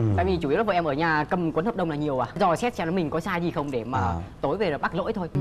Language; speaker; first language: Vietnamese; native; Vietnamese